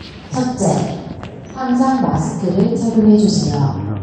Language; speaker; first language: Korean; native; Korean